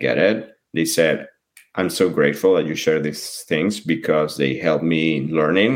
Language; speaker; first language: English; non-native, fluent; French